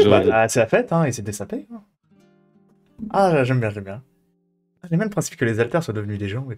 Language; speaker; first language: French; native; French